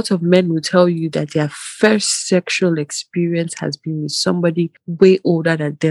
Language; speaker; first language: English; non-native, local second language; Igbo